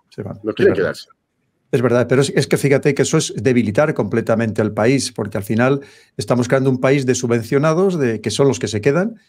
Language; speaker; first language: Spanish; native; Spanish